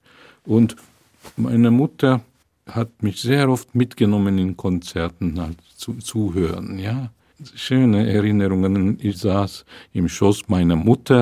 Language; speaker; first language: German; non-native, fluent; Hungarian